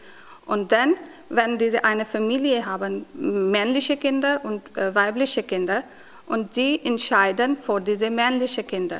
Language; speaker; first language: German; non-native, learner; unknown